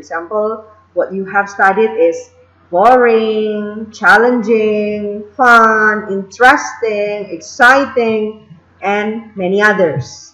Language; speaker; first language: English; non-native, fluent; Indonesian